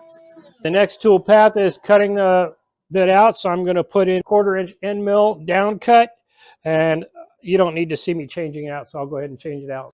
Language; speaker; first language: English; native; English